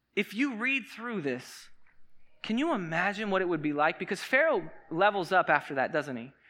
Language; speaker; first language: English; native; English